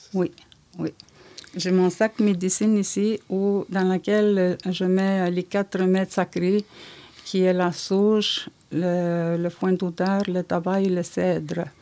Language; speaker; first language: French; non-native, local second language; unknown